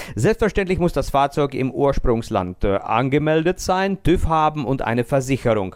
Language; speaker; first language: German; native; German